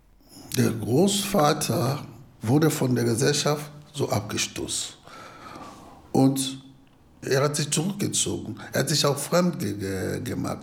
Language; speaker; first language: German; non-native, fluent; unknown